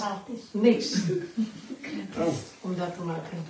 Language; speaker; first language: Dutch; non-native, learner; Indonesian